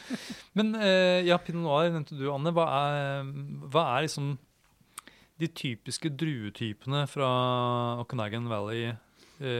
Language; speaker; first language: Norwegian; native; Norwegian